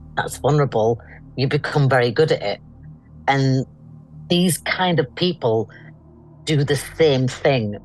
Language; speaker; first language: English; native; English